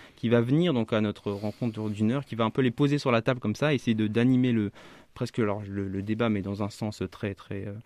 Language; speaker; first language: French; native; French